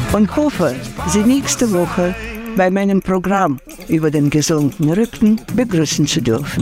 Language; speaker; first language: German; non-native, fluent; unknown